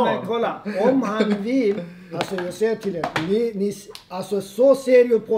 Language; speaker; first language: Swedish; non-native, fluent; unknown